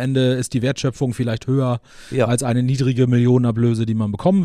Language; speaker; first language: German; native; German